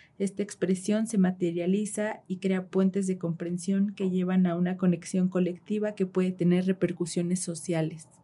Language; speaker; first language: Spanish; native; Spanish